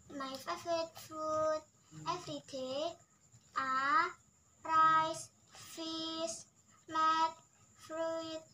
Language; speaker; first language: English; non-native, learner; Indonesian